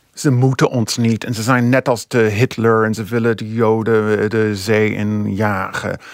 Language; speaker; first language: Dutch; non-native, fluent; English